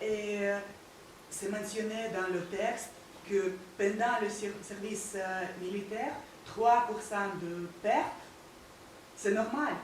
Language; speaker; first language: French; non-native, fluent; Russian